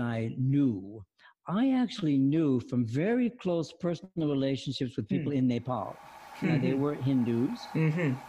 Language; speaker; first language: English; native; English